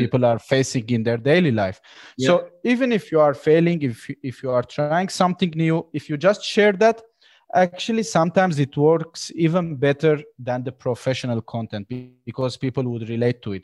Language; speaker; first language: English; non-native, fluent; Armenian